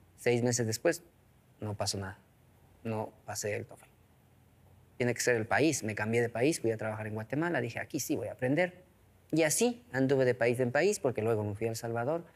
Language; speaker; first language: Spanish; non-native, local second language; Quechua